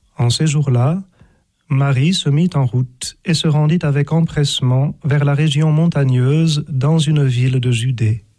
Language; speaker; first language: French; native; French